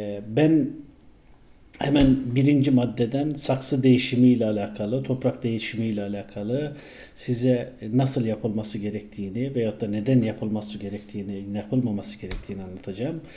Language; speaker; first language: Turkish; native; Turkish